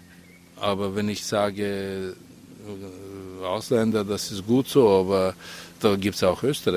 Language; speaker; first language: German; non-native, fluent; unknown